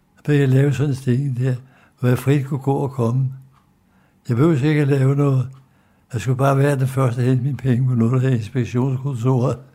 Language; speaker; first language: Danish; native; Danish